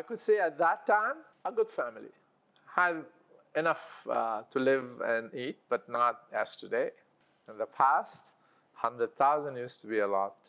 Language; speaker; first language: English; non-native, local second language; Arabic